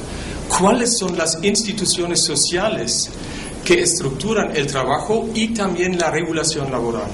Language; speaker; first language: Spanish; non-native, fluent; German